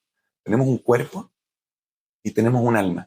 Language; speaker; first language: Spanish; native; Spanish